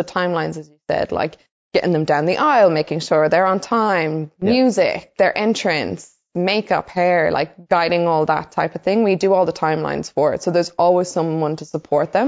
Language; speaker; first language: English; native; English